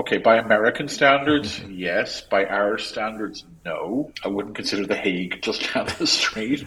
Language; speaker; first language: English; native; English